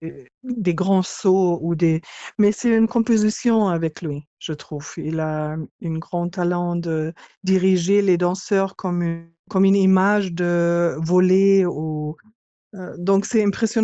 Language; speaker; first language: French; non-native, fluent; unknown